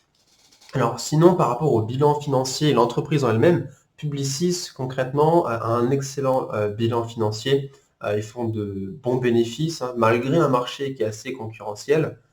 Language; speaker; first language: French; native; French